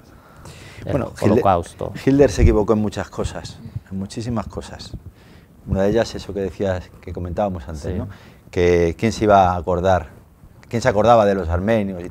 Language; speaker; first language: Spanish; native; Spanish